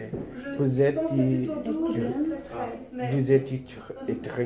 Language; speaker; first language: French; non-native, learner; Portuguese